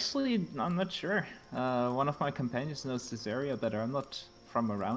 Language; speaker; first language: English; native; English